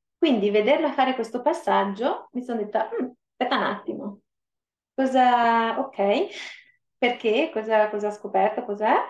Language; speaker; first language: Italian; native; Italian